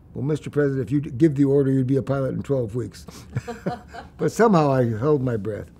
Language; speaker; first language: English; native; English